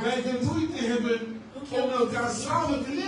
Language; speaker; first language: Dutch; non-native, fluent; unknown